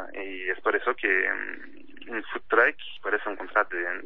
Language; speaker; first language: Spanish; non-native, fluent; French